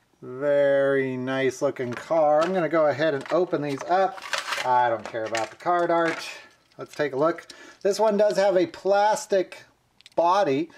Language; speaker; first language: English; native; English